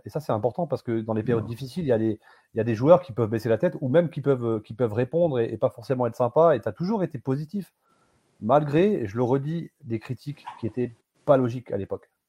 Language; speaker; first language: French; native; French